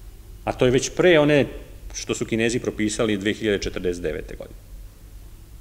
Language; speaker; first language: Serbian; native; Serbian